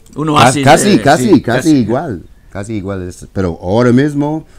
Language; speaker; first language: Spanish; non-native, learner; English